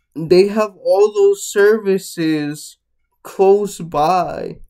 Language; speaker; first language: English; non-native, fluent; Spanish